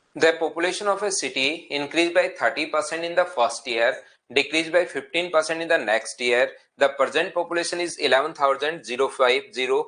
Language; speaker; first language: English; non-native, local second language; Hindi